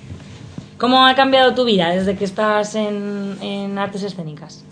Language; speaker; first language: Spanish; native; Spanish